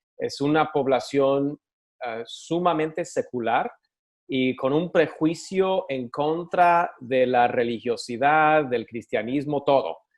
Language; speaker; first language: Spanish; early bilingual, other home language; English